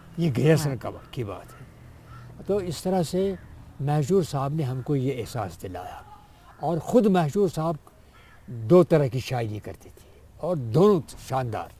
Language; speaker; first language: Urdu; non-native, local second language; Kashmiri